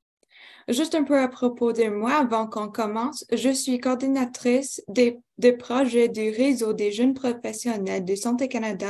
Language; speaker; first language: French; non-native, local second language; English